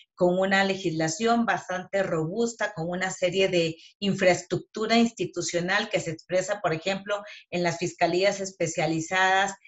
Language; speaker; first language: Spanish; native; Spanish